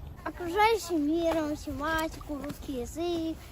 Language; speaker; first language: Russian; early bilingual, heritage; English